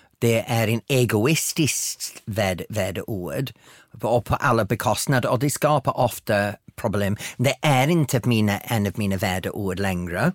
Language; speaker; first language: Swedish; non-native, fluent; English